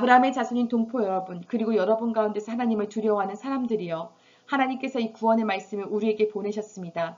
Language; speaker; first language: Korean; native; Korean